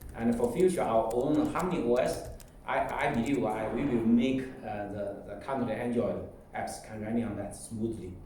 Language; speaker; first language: English; non-native, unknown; Chinese